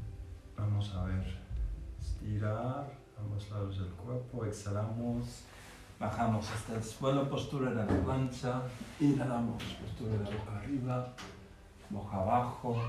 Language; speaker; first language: Spanish; non-native, fluent; English